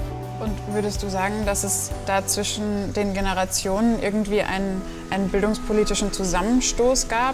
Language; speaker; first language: German; native; German